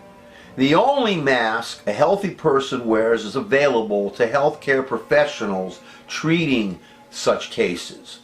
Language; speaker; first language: English; native; English